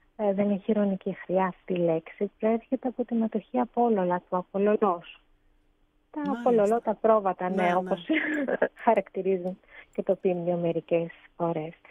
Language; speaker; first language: Greek; early bilingual, other home language; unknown